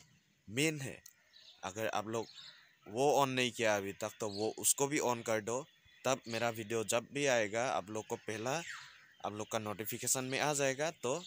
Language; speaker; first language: Hindi; non-native, local second language; Assamese